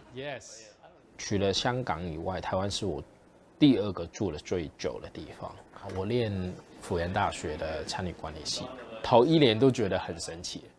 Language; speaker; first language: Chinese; non-native, local second language; Cantonese